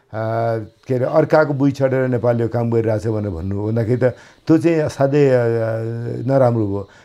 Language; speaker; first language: Nepali; native; Nepali